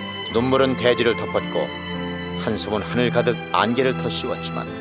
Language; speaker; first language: Korean; native; Korean